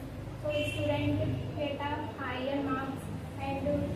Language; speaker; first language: English; non-native, learner; Hindi